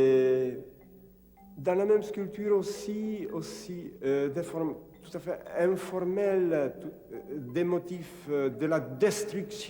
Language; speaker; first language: French; non-native, fluent; Czech